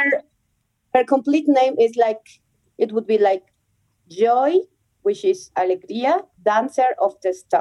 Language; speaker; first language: English; non-native, fluent; Spanish